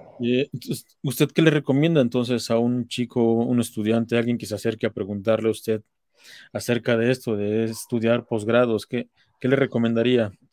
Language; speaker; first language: Spanish; native; Spanish